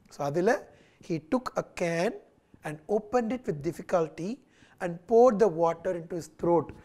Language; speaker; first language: English; non-native, local second language; Tamil